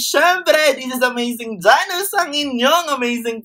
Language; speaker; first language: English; non-native, local second language; Filipino